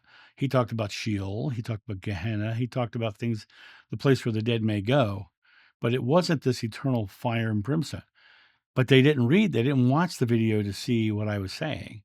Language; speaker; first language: English; native; English